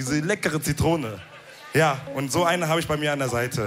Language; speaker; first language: German; early bilingual, other home language; Wolof